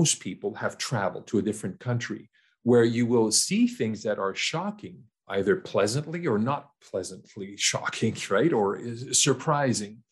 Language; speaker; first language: English; native; English